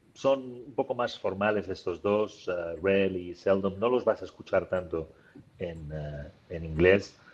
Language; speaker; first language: Spanish; native; Spanish